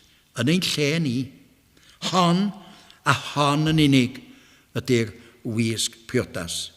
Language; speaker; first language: Welsh; native; Welsh